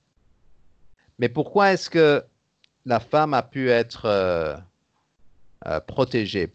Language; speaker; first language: French; native; French